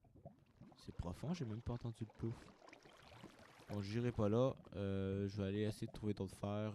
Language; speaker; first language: French; native; French